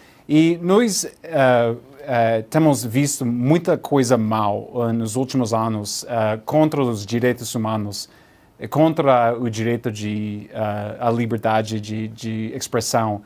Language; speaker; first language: Portuguese; non-native, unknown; English